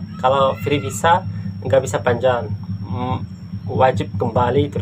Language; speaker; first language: Indonesian; non-native, learner; Turkish